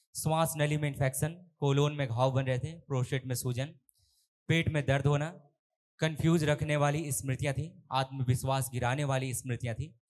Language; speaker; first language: Hindi; native; Hindi